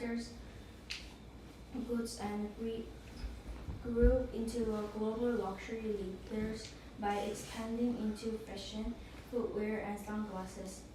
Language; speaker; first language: English; non-native, learner; Korean